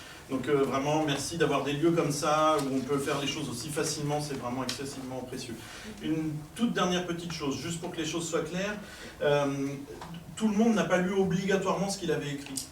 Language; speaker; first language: French; native; French